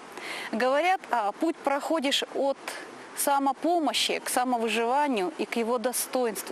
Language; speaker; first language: Russian; native; Russian